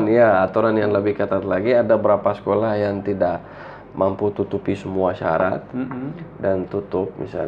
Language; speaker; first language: Indonesian; non-native, fluent; Arabic